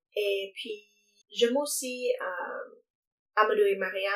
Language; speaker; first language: French; non-native, fluent; English